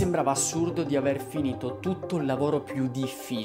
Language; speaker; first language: Italian; native; Italian